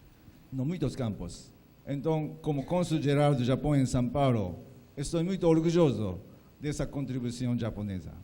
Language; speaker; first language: Portuguese; non-native, fluent; Japanese